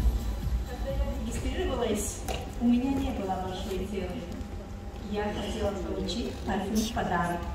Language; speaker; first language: Russian; non-native, fluent; Tajik